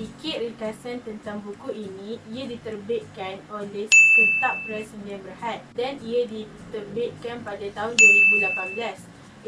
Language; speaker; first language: Malay; native; Malay